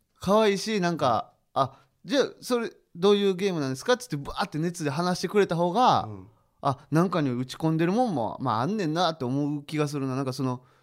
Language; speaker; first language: Japanese; native; Japanese